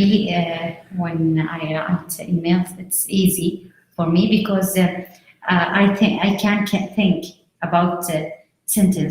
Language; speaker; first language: English; non-native, learner; Arabic